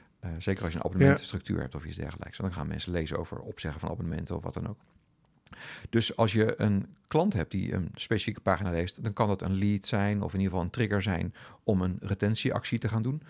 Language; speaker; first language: Dutch; native; Dutch